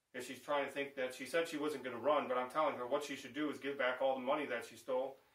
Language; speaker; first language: English; native; English